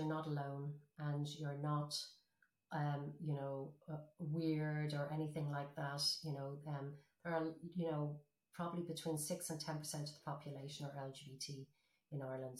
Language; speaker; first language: English; native; English